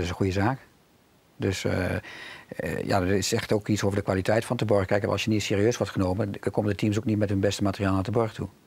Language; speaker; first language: Dutch; native; Dutch